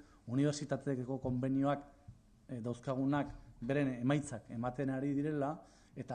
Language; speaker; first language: Basque; native; Basque